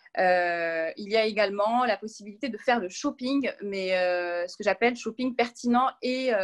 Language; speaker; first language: French; non-native, local second language; Arabic